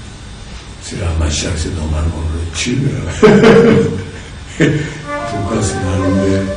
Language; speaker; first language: French; non-native, learner; Japanese